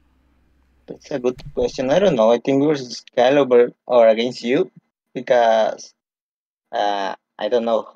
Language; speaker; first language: English; non-native, fluent; Spanish